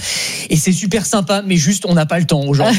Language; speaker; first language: French; native; French